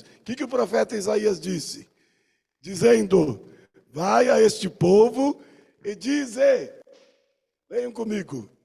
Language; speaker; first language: Portuguese; native; Portuguese